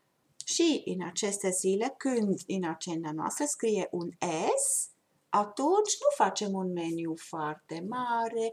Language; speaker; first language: Romanian; non-native, fluent; German